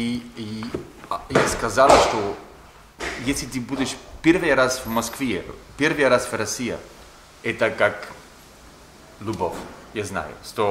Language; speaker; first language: Russian; non-native, learner; German